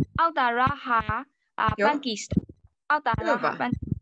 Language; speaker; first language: Finnish; non-native, learner; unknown